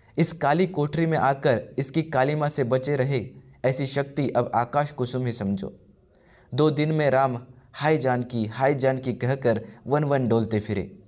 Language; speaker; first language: Hindi; non-native, local second language; Marathi